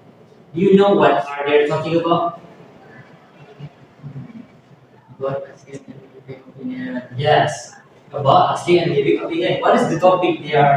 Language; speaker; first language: English; non-native, learner; Indonesian